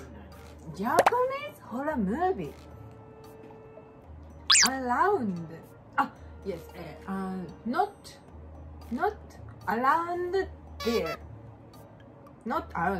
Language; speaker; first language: English; non-native, learner; Japanese